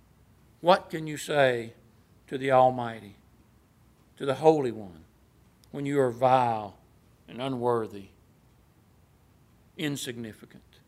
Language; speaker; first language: English; native; English